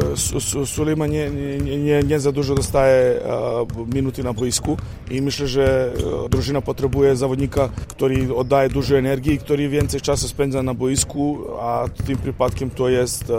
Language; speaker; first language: Polish; non-native, learner; Serbian